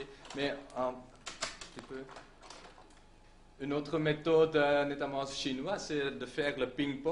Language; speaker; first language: French; non-native, local second language; Dutch